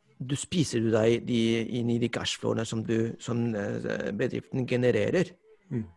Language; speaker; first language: Norwegian; non-native, fluent; Spanish